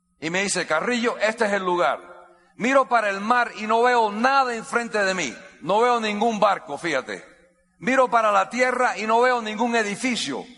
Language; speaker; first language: Spanish; non-native, fluent; English